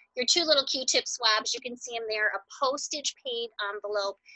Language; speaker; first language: English; native; English